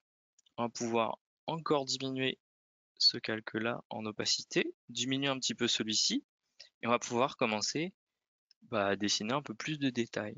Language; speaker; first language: French; native; French